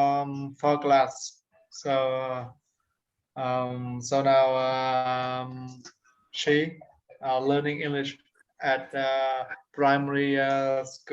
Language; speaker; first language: English; non-native, learner; Vietnamese